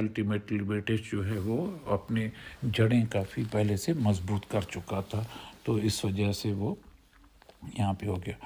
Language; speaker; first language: Urdu; non-native, local second language; Sindhi